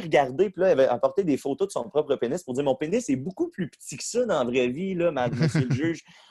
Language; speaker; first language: French; native; French